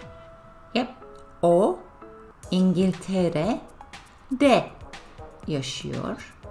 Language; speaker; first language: Turkish; non-native, fluent; English